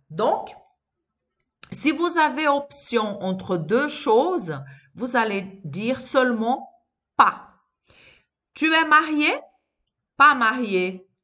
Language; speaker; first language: French; non-native, fluent; Portuguese